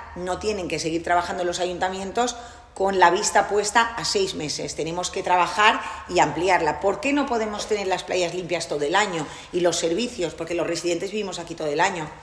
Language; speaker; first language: Spanish; non-native, local second language; Catalan